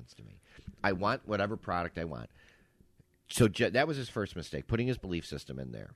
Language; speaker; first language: English; early bilingual, other home language; Italian